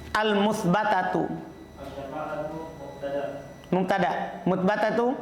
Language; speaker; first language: Arabic; non-native, fluent; Indonesian